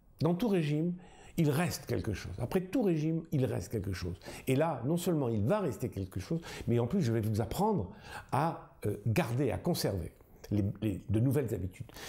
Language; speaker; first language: French; native; French